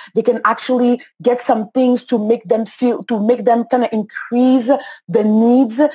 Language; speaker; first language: English; non-native, local second language; French